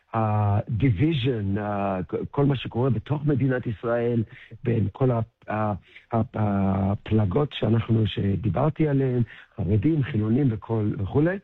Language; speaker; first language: Hebrew; early bilingual, heritage; English